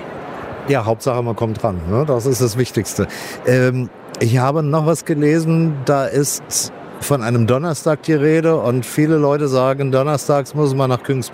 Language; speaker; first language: German; native; German